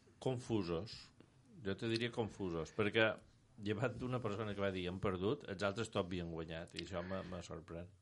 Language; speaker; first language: Catalan; native; Catalan